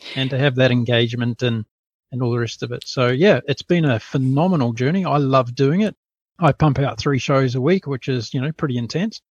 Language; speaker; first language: English; native; English